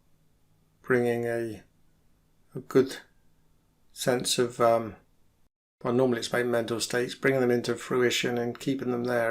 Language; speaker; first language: English; native; English